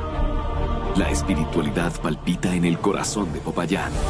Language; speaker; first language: Spanish; native; Spanish